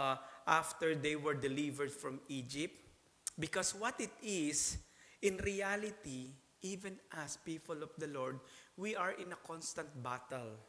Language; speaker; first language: English; non-native, local second language; Filipino